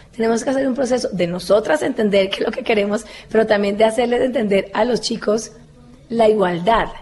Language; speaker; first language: Spanish; native; Spanish